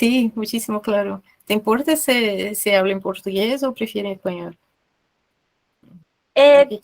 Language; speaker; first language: Spanish; non-native, learner; Portuguese